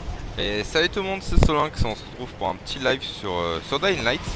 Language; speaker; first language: French; native; French